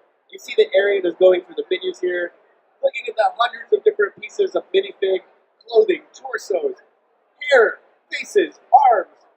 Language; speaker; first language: English; native; English